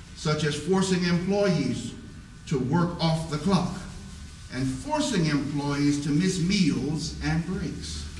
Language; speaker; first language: English; native; English